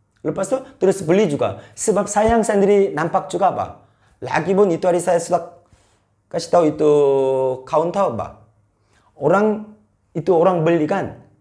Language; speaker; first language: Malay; non-native, fluent; Korean